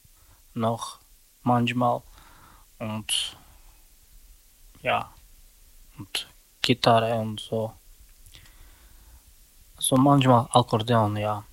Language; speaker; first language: German; non-native, learner; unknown